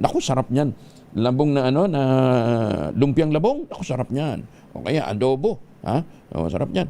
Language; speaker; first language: Filipino; native; Filipino